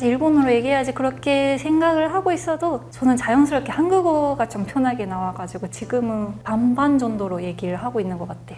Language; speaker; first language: Korean; non-native, fluent; Japanese